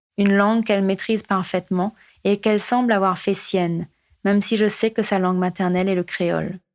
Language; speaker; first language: French; non-native, local second language; Morisyen